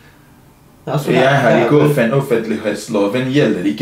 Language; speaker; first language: Norwegian; non-native, fluent; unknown